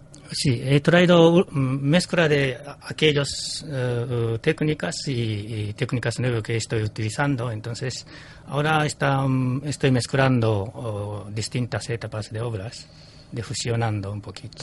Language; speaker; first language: Spanish; non-native, fluent; Japanese